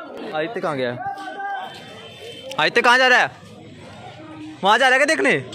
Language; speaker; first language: Hindi; native; Hindi